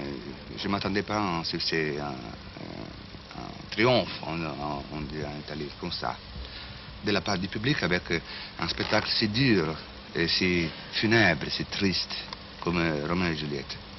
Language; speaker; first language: French; non-native, fluent; Italian